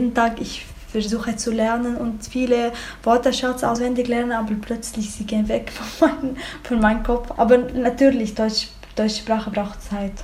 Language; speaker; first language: German; non-native, learner; Arabic